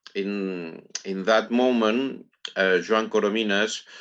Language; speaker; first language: English; non-native, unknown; Catalan